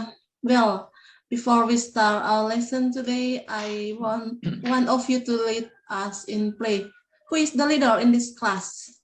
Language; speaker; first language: English; non-native, learner; Indonesian